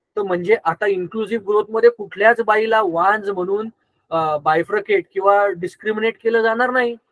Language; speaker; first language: Marathi; non-native, local second language; Gujarati